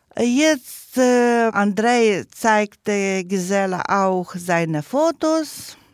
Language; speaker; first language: German; non-native, learner; Ukrainian